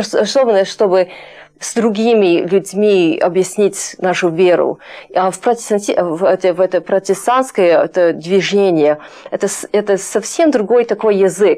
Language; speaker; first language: Russian; non-native, fluent; English